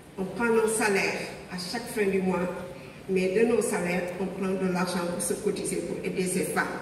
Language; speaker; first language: French; non-native, local second language; Wolof